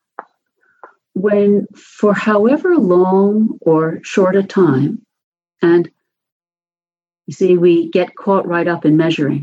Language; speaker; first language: English; native; English